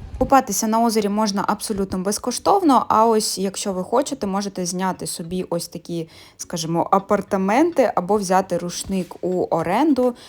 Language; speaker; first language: Ukrainian; non-native, local second language; Russian